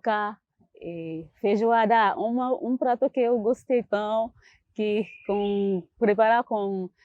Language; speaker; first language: Portuguese; non-native, learner; Haitian Creole